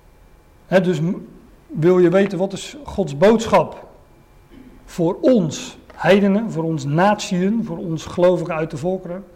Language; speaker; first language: Dutch; native; Dutch